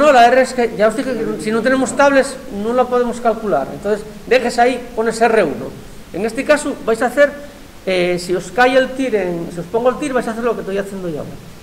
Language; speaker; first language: Spanish; native; Spanish